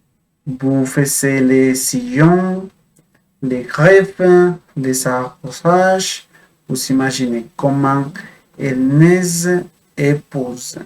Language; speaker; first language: French; non-native, fluent; Spanish